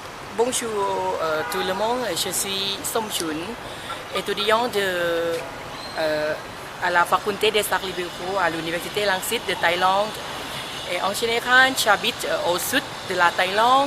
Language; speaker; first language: French; non-native, learner; Thai